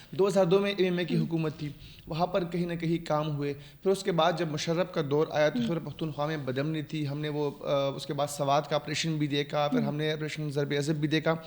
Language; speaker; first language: Urdu; non-native, local second language; Pashto